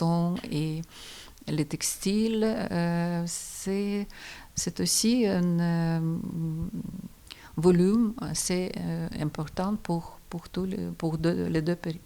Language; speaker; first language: French; non-native, fluent; Ukrainian